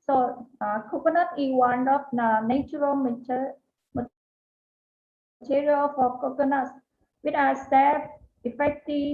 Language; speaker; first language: English; non-native, learner; Vietnamese